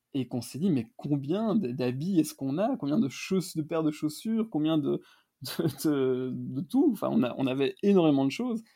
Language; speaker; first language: French; native; French